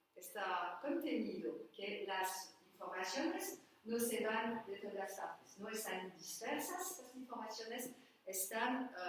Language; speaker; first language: Spanish; non-native, learner; French